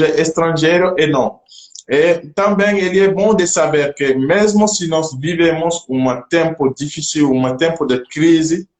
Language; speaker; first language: Portuguese; non-native, local second language; French